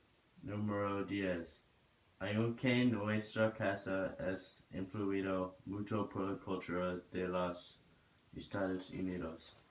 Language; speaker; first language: Spanish; non-native, learner; English